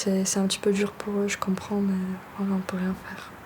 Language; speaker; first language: French; early bilingual, other home language; Georgian